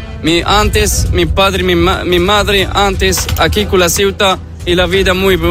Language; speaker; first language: Spanish; non-native, learner; Arabic